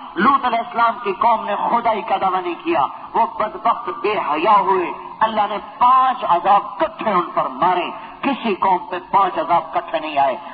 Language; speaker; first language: Urdu; non-native, local second language; Punjabi